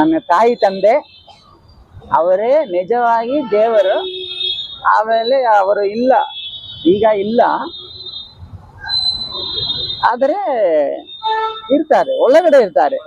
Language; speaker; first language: Kannada; non-native, local second language; Tamil